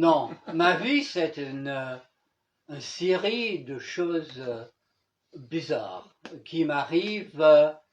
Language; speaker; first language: French; non-native, fluent; English